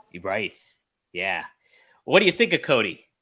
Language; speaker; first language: English; native; English